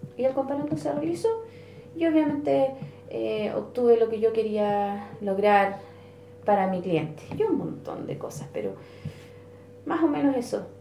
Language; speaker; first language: Spanish; native; Spanish